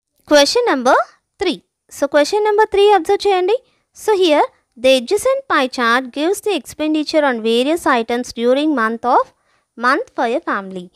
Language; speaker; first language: English; non-native, local second language; Telugu